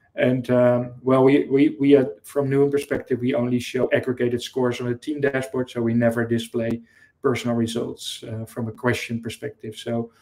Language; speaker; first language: English; non-native, fluent; Dutch